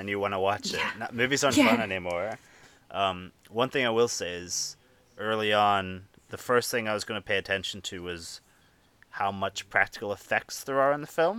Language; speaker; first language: English; native; English